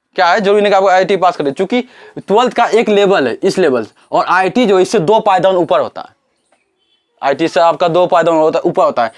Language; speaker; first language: Hindi; native; Hindi